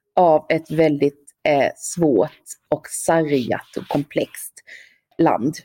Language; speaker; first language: Swedish; native; Swedish